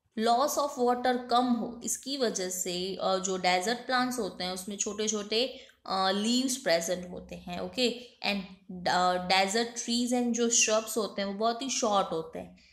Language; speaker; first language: Hindi; non-native, local second language; Gujarati